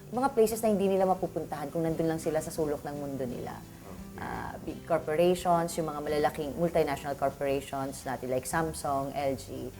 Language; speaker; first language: Filipino; native; Filipino